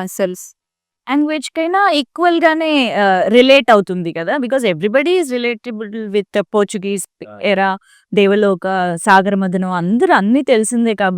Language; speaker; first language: Telugu; native; Telugu